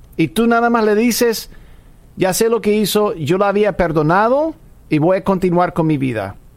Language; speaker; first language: Spanish; non-native, fluent; English